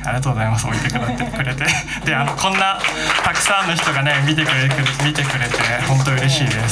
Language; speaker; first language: Japanese; native; Japanese